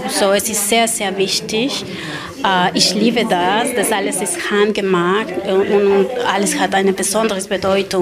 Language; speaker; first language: German; non-native, learner; Spanish